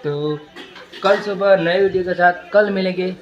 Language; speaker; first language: Hindi; non-native, local second language; Gujarati